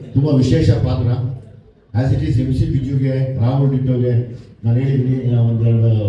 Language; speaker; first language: Kannada; native; Kannada